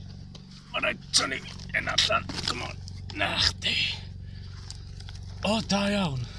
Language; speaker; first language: Welsh; non-native, learner; English